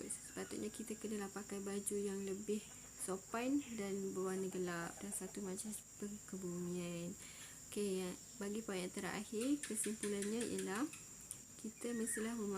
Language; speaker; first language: Malay; native; Malay